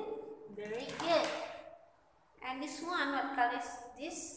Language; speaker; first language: English; non-native, learner; Indonesian